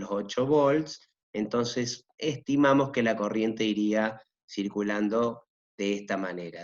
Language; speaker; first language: Spanish; native; Spanish